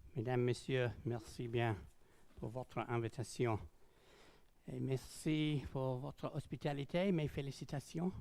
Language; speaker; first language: French; non-native, learner; English